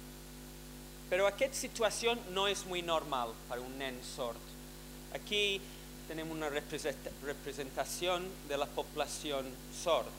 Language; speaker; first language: Catalan; non-native, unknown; English